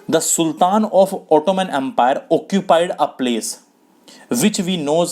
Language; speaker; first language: English; non-native, local second language; Hindi